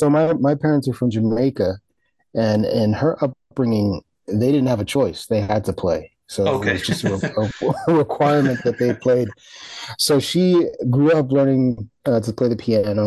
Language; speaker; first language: English; native; English